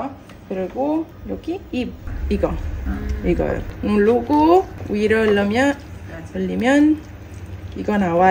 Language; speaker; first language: Korean; non-native, learner; Italian